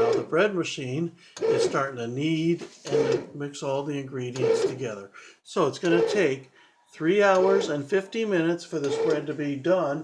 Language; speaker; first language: English; native; English